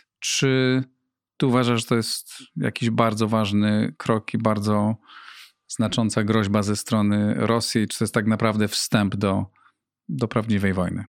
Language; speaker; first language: Polish; native; Polish